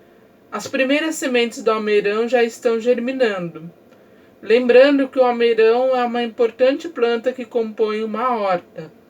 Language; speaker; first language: Portuguese; native; Portuguese